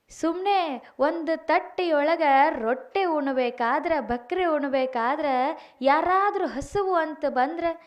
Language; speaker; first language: Kannada; native; Kannada